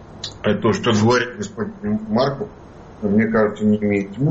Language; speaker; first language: Russian; native; Russian